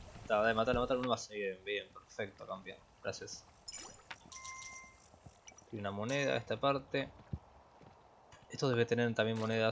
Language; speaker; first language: Spanish; native; Spanish